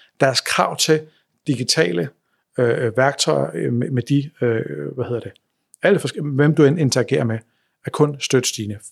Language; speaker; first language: Danish; native; Danish